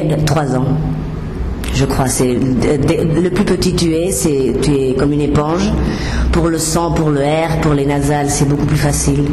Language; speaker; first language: French; non-native, fluent; Spanish